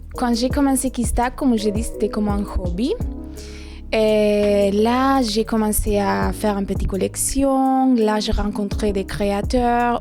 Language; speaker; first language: French; non-native, fluent; Spanish